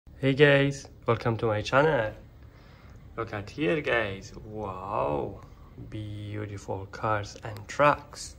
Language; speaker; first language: English; non-native, learner; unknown